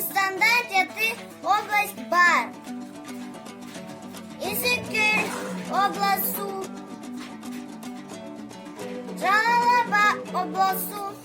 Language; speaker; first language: Kyrgyz; non-native, local second language; Russian